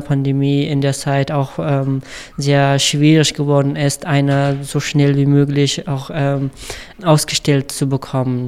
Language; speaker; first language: German; non-native, fluent; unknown